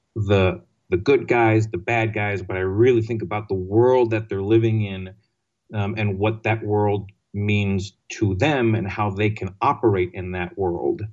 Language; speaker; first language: English; non-native, fluent; Greek